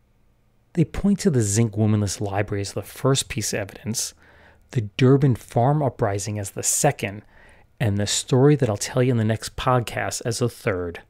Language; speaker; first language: English; native; English